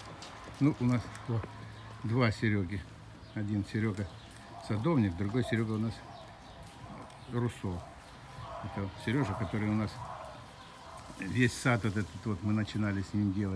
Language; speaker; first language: Russian; native; Russian